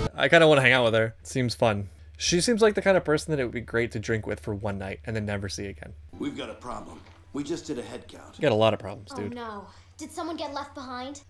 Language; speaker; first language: English; native; English